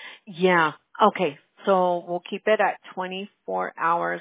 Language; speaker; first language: English; early bilingual, other home language; Spanish